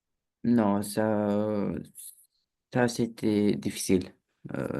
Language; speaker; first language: French; non-native, learner; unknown